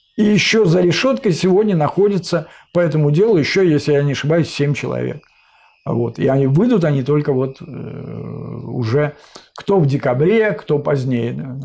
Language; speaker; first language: Russian; native; Russian